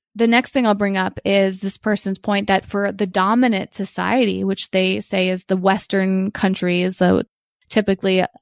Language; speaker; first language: English; early bilingual, other home language; Ukrainian